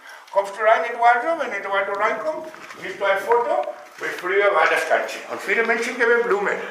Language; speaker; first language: German; non-native, learner; Dutch